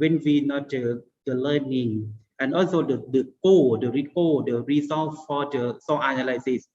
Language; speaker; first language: English; non-native, learner; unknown